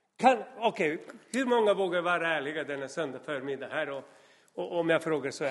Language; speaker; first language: Swedish; non-native, fluent; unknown